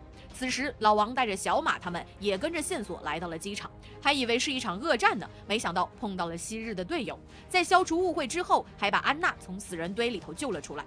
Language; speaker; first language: Chinese; native; Chinese